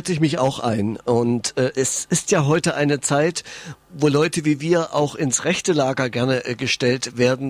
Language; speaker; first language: German; native; German